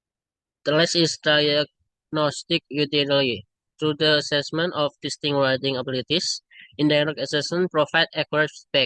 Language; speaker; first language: English; non-native, learner; Indonesian